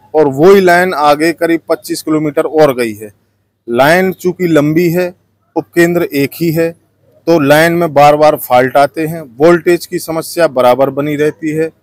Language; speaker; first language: Hindi; native; Hindi